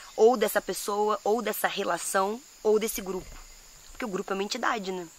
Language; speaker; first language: Portuguese; native; Portuguese